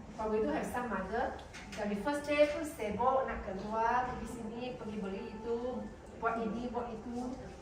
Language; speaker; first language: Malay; non-native, local second language; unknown